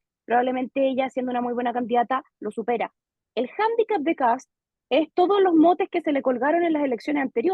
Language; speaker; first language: Spanish; native; Spanish